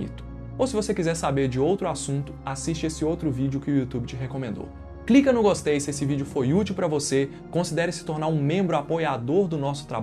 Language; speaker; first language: Portuguese; native; Portuguese